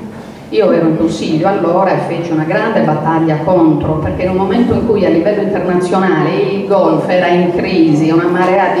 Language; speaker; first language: Italian; native; Italian